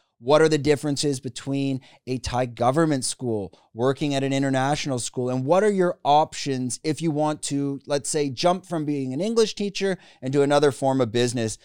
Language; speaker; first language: English; native; English